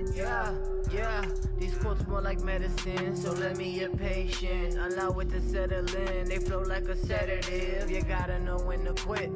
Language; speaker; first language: English; native; English